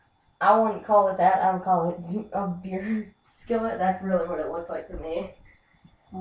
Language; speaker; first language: English; native; English